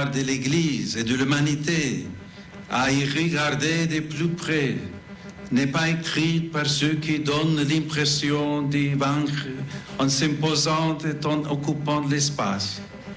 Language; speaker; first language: French; non-native, fluent; English